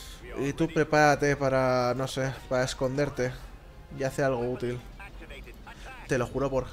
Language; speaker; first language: Spanish; native; Spanish